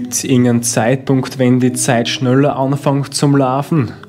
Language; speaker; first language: German; native; German